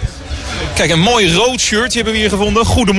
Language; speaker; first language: Dutch; native; Dutch